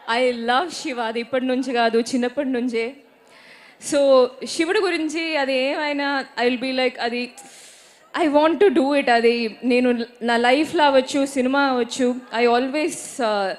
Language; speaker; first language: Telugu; non-native, learner; Malayalam